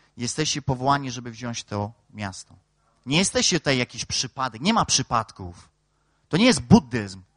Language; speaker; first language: Polish; native; Polish